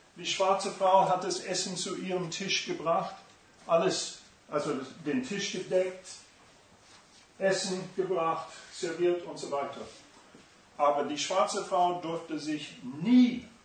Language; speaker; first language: German; non-native, fluent; English